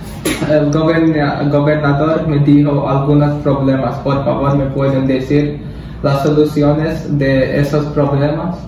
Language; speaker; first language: Spanish; non-native, learner; English